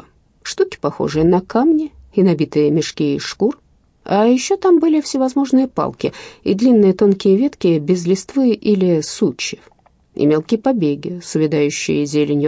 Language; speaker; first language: Russian; native; Russian